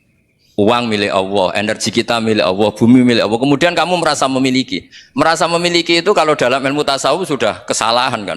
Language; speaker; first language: Indonesian; non-native, local second language; Javanese